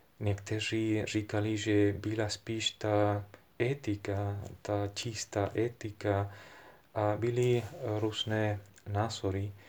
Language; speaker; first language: Czech; non-native, fluent; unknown